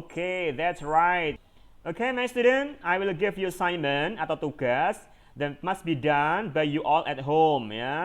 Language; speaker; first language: English; non-native, fluent; Indonesian